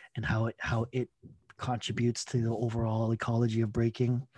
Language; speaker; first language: English; native; English